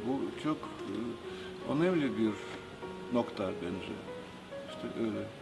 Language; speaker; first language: Turkish; non-native, fluent; Russian